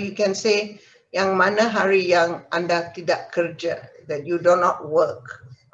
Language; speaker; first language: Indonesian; non-native, fluent; Tamil